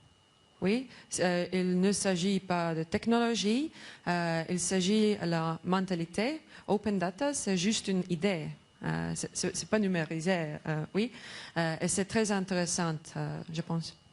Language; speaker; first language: French; non-native, learner; Estonian